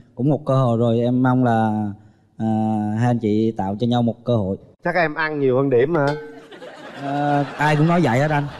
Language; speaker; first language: Vietnamese; native; Vietnamese